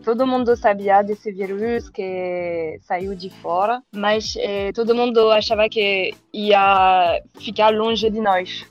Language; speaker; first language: Portuguese; non-native, learner; French